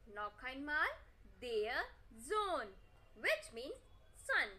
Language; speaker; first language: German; non-native, fluent; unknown